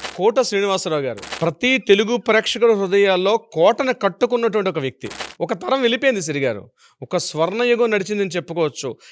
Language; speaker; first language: Telugu; native; Telugu